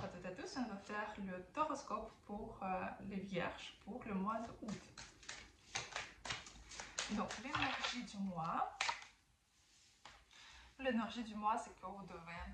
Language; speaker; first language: French; non-native, fluent; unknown